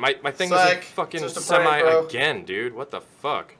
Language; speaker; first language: English; native; English